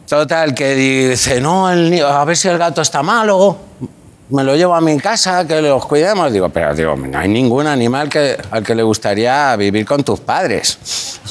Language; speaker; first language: Spanish; native; Spanish